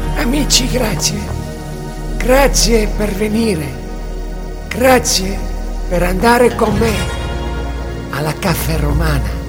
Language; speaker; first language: Italian; non-native, learner; German